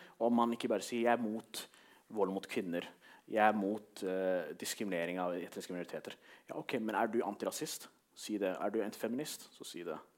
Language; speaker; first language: Norwegian; early bilingual, other home language; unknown